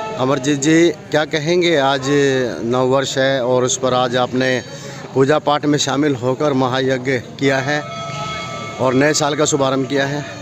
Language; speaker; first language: Hindi; native; Hindi